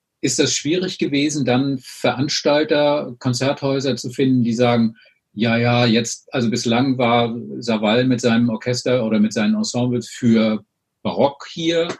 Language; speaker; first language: German; native; German